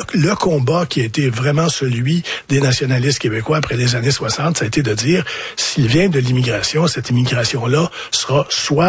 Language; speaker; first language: French; native; French